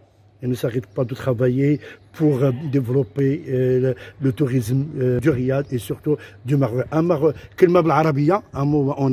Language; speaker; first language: French; non-native, local second language; Arabic